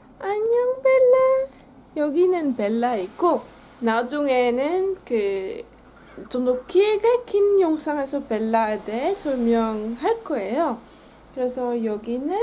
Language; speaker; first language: Korean; non-native, fluent; Dutch